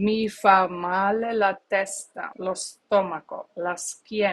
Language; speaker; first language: Italian; non-native, fluent; Ukrainian